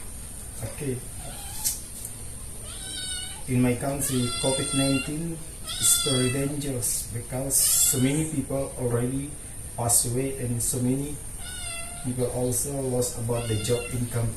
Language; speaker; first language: English; non-native, learner; Indonesian